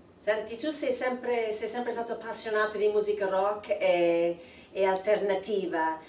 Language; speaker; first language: Italian; non-native, fluent; English